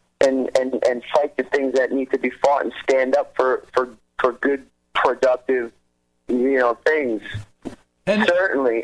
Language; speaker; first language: English; native; English